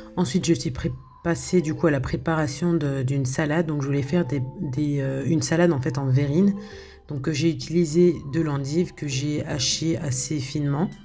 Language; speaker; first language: French; native; French